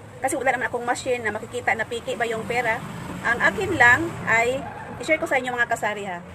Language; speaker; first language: Filipino; non-native, local second language; Cebuano